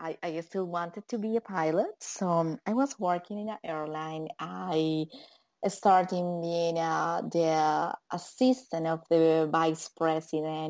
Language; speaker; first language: English; non-native, fluent; Spanish